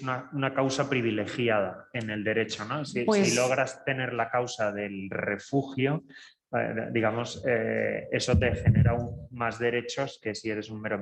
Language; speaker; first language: Spanish; native; Spanish